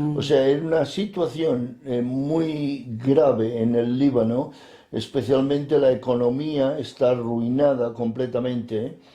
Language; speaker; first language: Spanish; native; Spanish